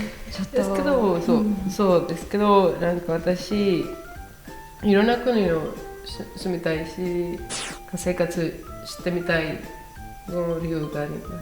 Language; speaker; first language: Japanese; non-native, learner; Spanish